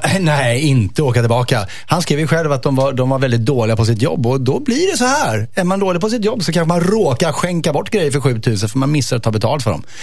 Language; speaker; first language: Swedish; native; Swedish